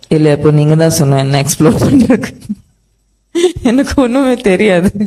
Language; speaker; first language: Tamil; non-native, fluent; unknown